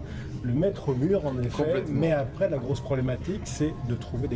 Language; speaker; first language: French; native; French